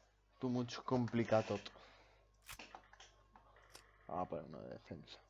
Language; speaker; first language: Spanish; native; Spanish